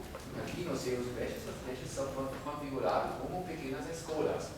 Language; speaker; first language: Portuguese; non-native, fluent; German